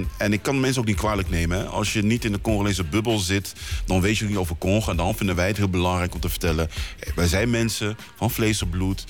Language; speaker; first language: Dutch; early bilingual, other home language; Lingala